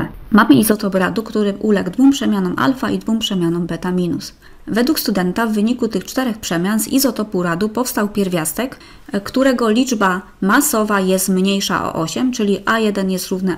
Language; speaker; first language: Polish; native; Polish